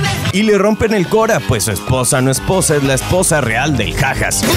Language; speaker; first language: Spanish; native; Spanish